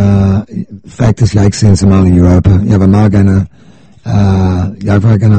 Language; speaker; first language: Danish; non-native, fluent; English